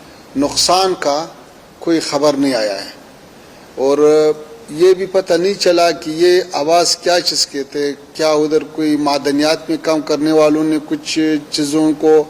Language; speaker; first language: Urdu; non-native, fluent; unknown